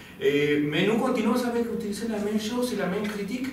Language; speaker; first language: French; non-native, learner; Spanish